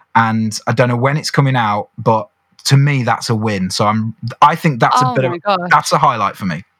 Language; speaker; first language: English; native; English